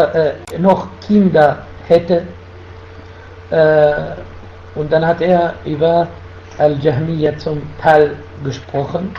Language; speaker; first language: German; non-native, fluent; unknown